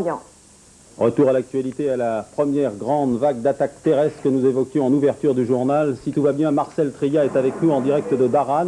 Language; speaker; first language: French; native; French